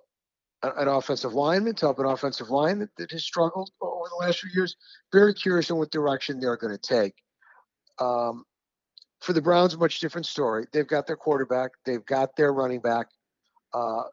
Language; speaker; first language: English; native; English